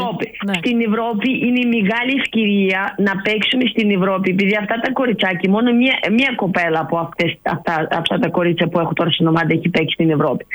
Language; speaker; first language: Greek; non-native, learner; Russian